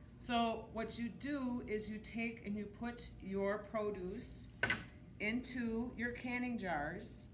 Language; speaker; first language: English; native; English